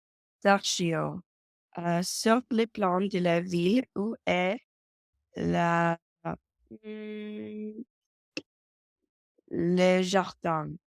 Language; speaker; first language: French; non-native, learner; English